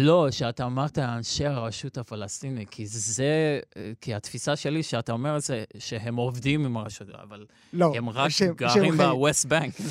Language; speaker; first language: Hebrew; non-native, local second language; Armenian